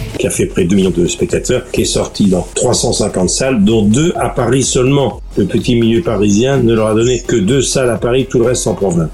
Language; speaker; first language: French; native; French